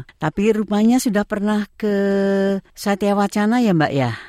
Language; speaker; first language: Indonesian; native; Indonesian